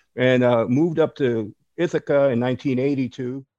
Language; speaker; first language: English; native; English